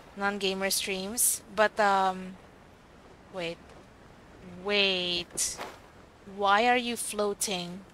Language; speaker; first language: English; non-native, local second language; Filipino